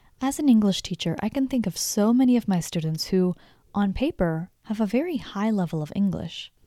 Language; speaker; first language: English; native; English